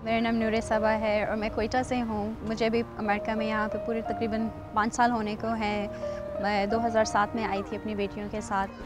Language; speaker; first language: Urdu; non-native, local second language; Baluchi